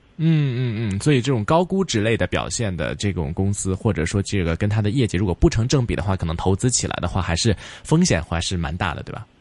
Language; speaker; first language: Chinese; non-native, local second language; Cantonese